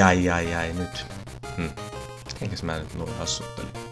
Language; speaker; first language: Finnish; native; Finnish